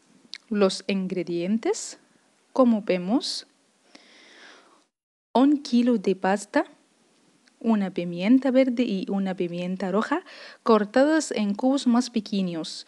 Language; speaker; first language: Spanish; non-native, fluent; Arabic